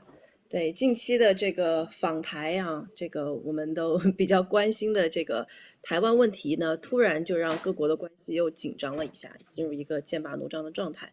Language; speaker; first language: Chinese; native; Chinese